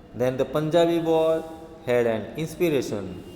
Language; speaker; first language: English; non-native, local second language; Hindi